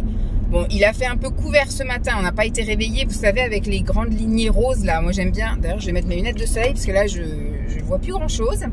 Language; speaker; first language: French; native; French